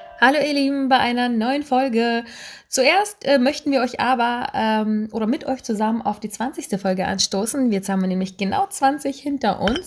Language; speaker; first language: German; native; German